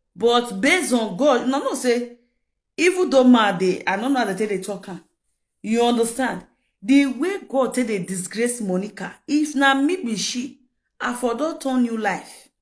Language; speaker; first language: Nigerian Pidgin; non-native, local second language; Yoruba